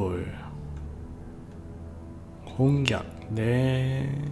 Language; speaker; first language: Korean; non-native, learner; English